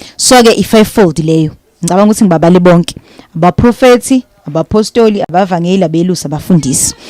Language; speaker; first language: Zulu; native; Zulu